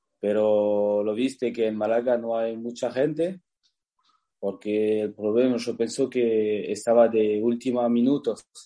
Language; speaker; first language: Spanish; non-native, learner; French